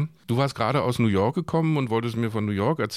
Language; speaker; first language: German; native; German